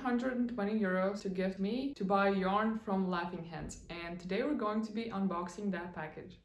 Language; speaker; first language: English; non-native, fluent; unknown